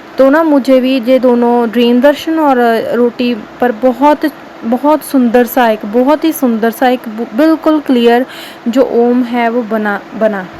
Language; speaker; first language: Hindi; non-native, local second language; Punjabi